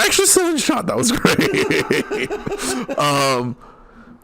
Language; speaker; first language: English; native; English